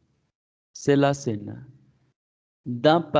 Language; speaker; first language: French; non-native, fluent; Spanish